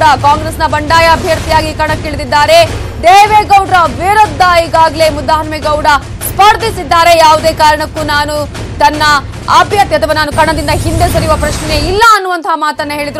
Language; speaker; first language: Kannada; native; Kannada